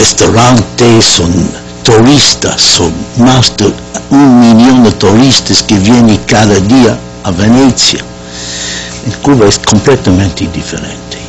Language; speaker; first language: Spanish; non-native, fluent; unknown